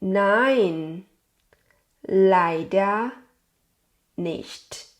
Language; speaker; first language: German; non-native, fluent; Thai